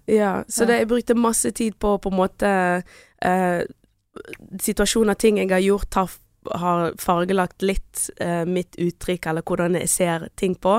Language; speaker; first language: Norwegian; early bilingual, other home language; Portuguese